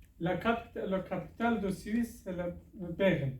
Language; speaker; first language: French; non-native, learner; Persian